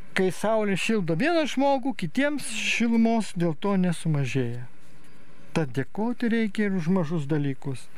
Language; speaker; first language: Lithuanian; native; Lithuanian